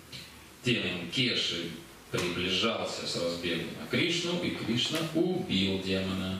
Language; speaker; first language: Russian; native; Russian